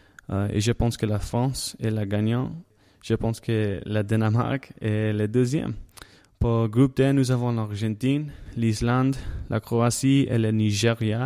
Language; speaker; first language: French; non-native, learner; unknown